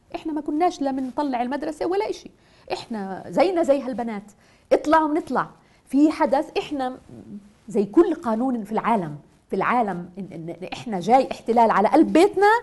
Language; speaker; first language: Arabic; native; Arabic